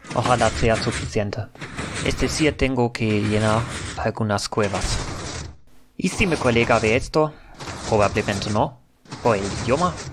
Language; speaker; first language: Spanish; non-native, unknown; German